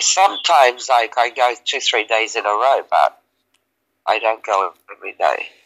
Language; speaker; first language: English; early bilingual, other home language; Serbian